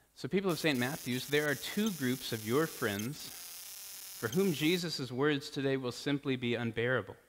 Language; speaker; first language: English; native; English